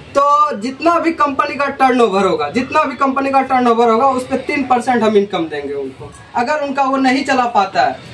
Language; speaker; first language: Hindi; native; Hindi